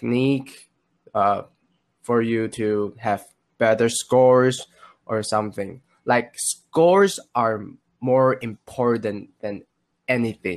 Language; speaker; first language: English; non-native, learner; Chinese